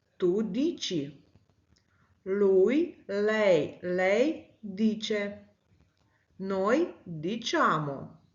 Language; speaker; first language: Italian; non-native, fluent; Ukrainian